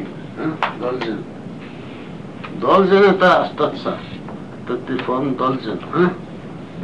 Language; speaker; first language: Russian; non-native, learner; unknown